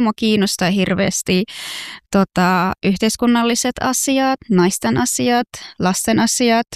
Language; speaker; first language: Finnish; non-native, fluent; Persian